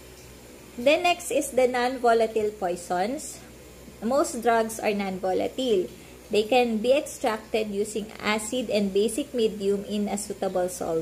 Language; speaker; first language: English; non-native, local second language; Filipino